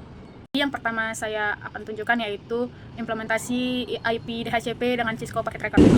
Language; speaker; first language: Indonesian; native; Indonesian